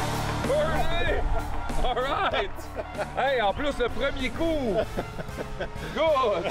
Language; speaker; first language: French; native; French